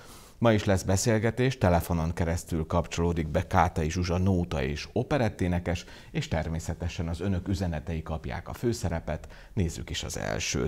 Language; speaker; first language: Hungarian; native; Hungarian